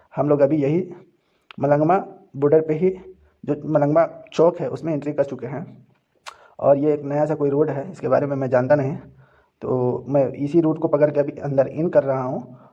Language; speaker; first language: Hindi; native; Hindi